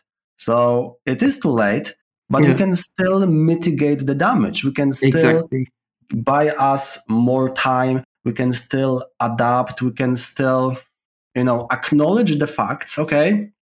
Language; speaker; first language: English; non-native, fluent; Polish